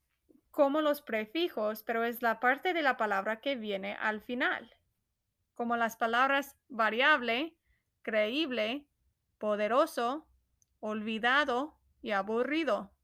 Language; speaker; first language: Spanish; non-native, fluent; English